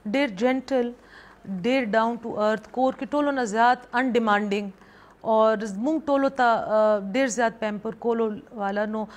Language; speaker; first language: Pashto; non-native, local second language; Northern Hindko